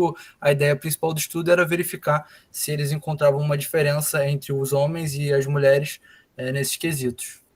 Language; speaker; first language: Portuguese; native; Portuguese